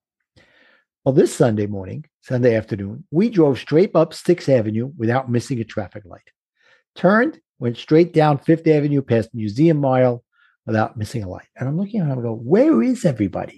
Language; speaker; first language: English; native; English